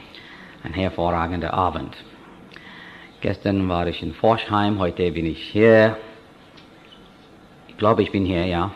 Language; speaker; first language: German; non-native, fluent; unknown